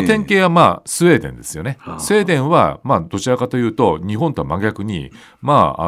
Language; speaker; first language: Japanese; native; Japanese